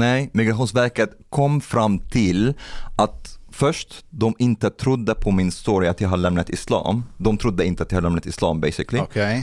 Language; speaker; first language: Swedish; non-native, fluent; Arabic